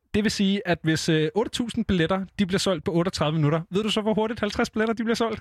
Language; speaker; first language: Danish; native; Danish